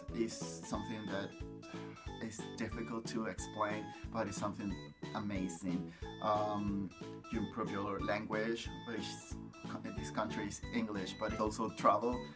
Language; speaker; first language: English; non-native, fluent; Spanish